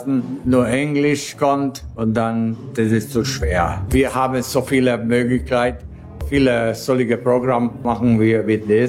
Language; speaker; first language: German; non-native, local second language; Hungarian